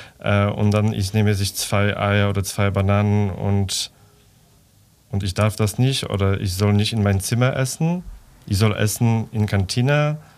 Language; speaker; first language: German; non-native, fluent; Polish